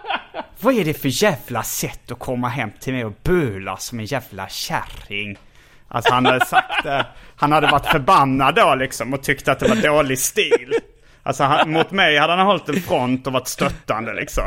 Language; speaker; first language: Swedish; native; Swedish